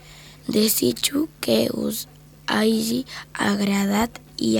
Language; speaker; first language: Catalan; early bilingual, other home language; Spanish